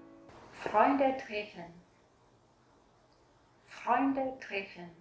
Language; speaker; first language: German; non-native, fluent; Vietnamese